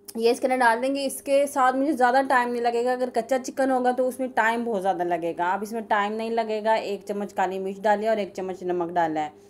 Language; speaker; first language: Urdu; native; Urdu